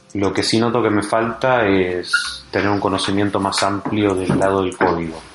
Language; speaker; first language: Spanish; native; Spanish